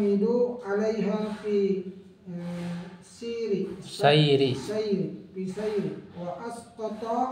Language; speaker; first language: Arabic; non-native, learner; Indonesian